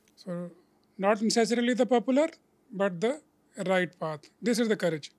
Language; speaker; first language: English; non-native, local second language; Urdu